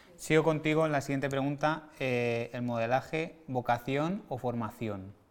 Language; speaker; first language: Spanish; native; Spanish